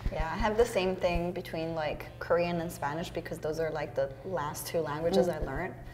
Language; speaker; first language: English; non-native, fluent; Serbian